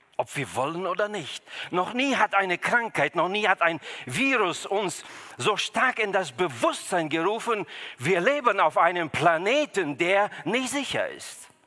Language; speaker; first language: German; early bilingual, other home language; Russian